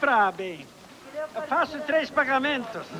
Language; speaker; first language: Portuguese; non-native, fluent; Polish